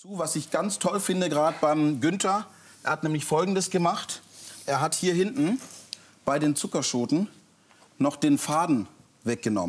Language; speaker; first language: German; native; German